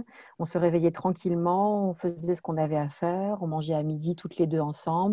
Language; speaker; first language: French; native; French